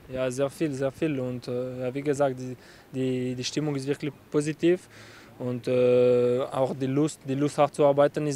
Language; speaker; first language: German; non-native, local second language; French